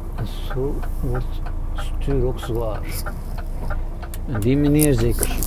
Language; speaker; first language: Dutch; non-native, fluent; Turkish